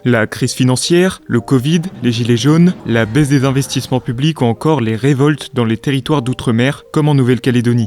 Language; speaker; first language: French; native; French